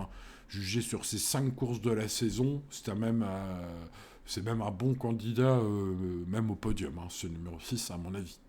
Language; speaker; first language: French; native; French